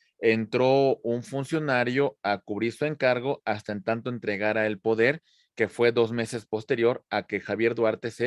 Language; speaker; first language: Spanish; native; Spanish